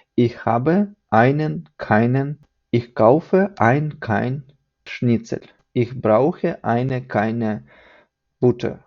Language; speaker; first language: German; non-native, fluent; Ukrainian